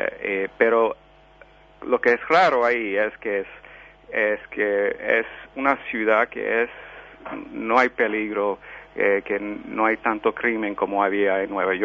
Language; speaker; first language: Spanish; early bilingual, heritage; Spanish